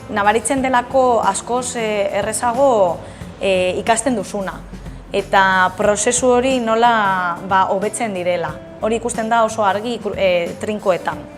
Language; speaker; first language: Basque; non-native, local second language; Spanish